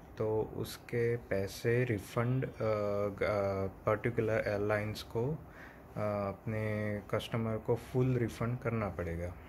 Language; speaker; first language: Hindi; non-native, local second language; Gujarati